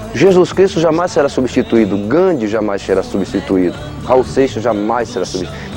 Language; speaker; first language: Portuguese; native; Portuguese